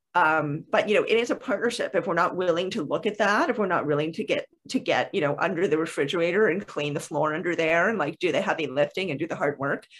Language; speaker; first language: English; native; English